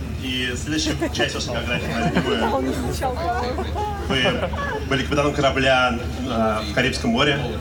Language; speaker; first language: Russian; native; Russian